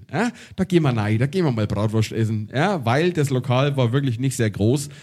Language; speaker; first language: German; native; German